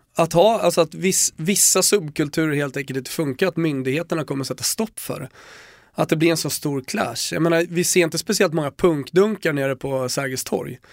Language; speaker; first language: Swedish; native; Swedish